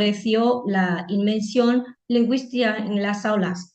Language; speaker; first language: Spanish; non-native, fluent; Vietnamese